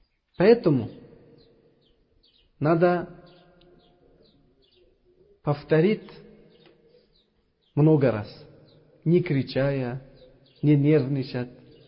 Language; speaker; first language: Russian; non-native, learner; Uzbek